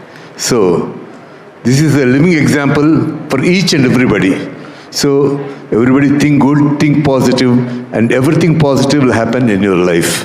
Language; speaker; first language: Telugu; native; Telugu